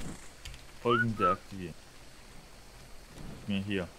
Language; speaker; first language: German; non-native, learner; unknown